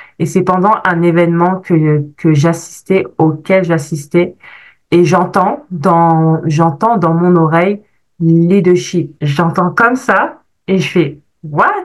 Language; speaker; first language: French; native; French